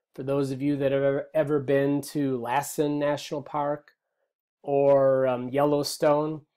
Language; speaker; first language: English; native; English